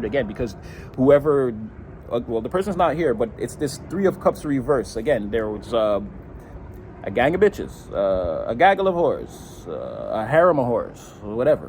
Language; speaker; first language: English; native; English